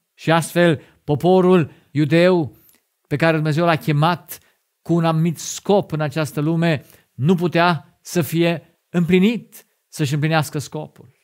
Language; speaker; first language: Romanian; non-native, fluent; German